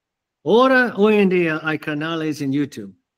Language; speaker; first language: Spanish; non-native, fluent; English